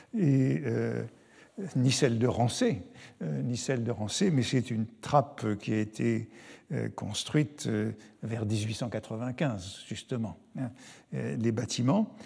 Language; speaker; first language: French; native; French